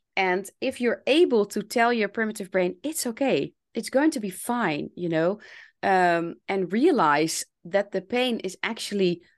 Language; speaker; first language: English; non-native, fluent; Dutch